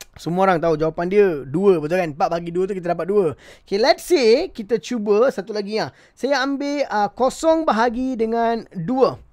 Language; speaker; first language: Malay; non-native, local second language; Tamil